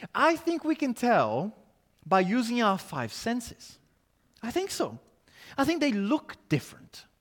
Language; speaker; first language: English; non-native, fluent; Portuguese